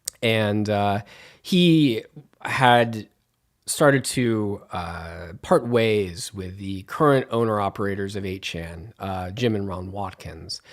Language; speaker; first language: English; native; English